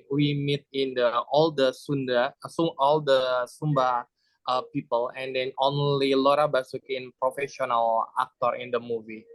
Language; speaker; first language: English; non-native, learner; Indonesian